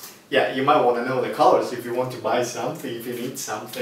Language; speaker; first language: English; non-native, fluent; Italian